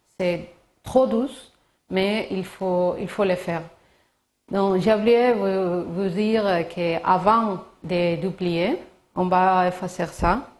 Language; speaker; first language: French; non-native, learner; Spanish